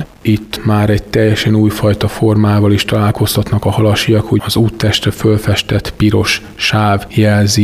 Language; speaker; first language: Hungarian; native; Hungarian